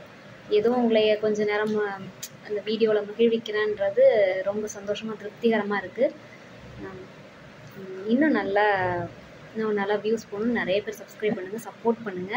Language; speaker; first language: Tamil; native; Tamil